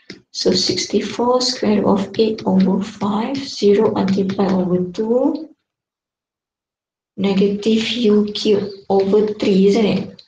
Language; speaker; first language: English; non-native, local second language; Malay